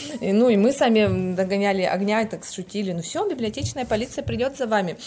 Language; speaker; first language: Russian; non-native, local second language; Yakut